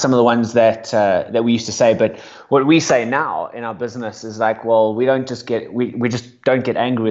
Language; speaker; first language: English; native; English